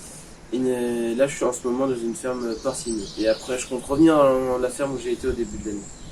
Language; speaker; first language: French; native; French